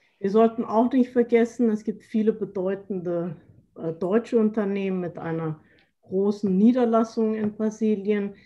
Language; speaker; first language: German; native; German